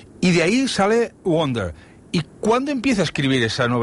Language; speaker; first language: Spanish; non-native, local second language; Catalan